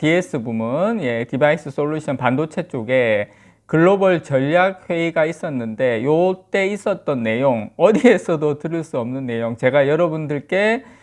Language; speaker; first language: Korean; native; Korean